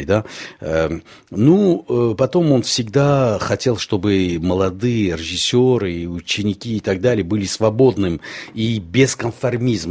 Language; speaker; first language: Russian; non-native, local second language; Armenian